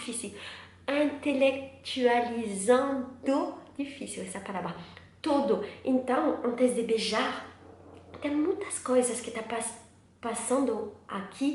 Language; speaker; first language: Portuguese; non-native, learner; French